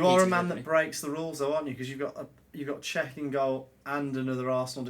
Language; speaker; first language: English; native; English